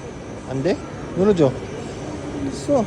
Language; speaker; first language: Korean; non-native, learner; Filipino